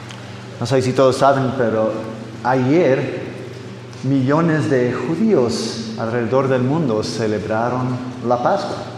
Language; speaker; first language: Spanish; non-native, fluent; English